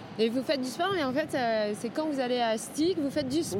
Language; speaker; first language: French; native; French